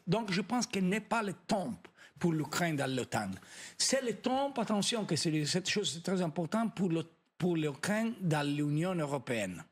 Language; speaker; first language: French; non-native, fluent; Italian